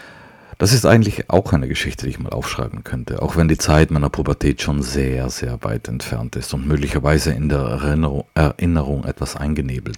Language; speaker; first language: German; non-native, local second language; Ladin